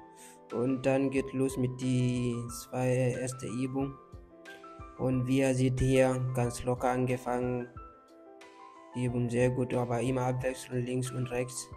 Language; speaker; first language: German; non-native, learner; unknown